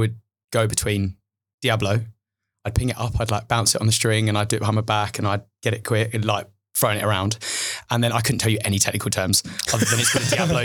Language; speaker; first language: English; native; English